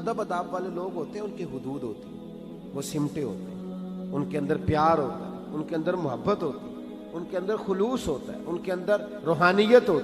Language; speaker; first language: Urdu; native; Urdu